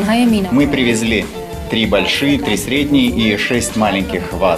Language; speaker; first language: Russian; native; Russian